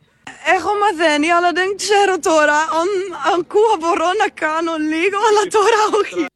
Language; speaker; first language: Greek; non-native, learner; Dutch